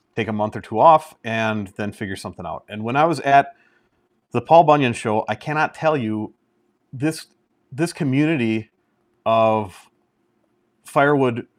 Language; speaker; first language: English; native; English